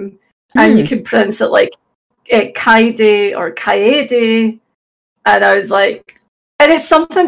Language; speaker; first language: English; native; English